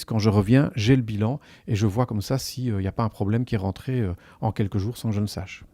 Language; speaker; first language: French; native; French